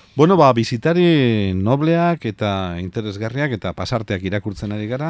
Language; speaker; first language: Basque; native; Basque